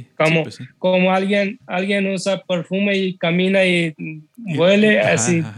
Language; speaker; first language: Spanish; non-native, learner; Urdu